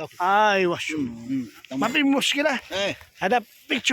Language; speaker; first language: Arabic; non-native, learner; Filipino